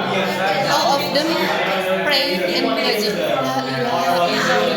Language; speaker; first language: English; non-native, learner; Indonesian